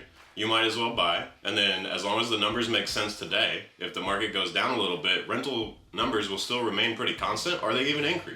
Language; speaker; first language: English; native; English